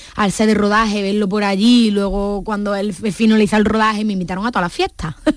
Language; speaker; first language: Spanish; native; Spanish